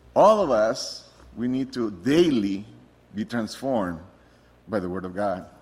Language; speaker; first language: English; non-native, fluent; Spanish